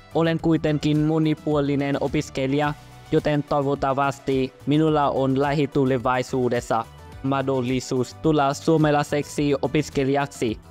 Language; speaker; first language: Finnish; non-native, learner; Vietnamese